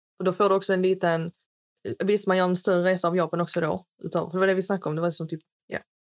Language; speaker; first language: Swedish; non-native, fluent; Arabic